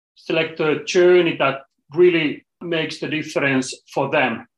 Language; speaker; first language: English; non-native, fluent; Finnish